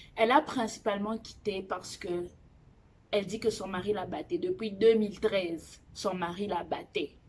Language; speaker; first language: French; non-native, local second language; Lingala